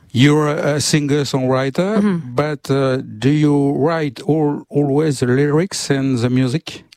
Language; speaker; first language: English; non-native, learner; French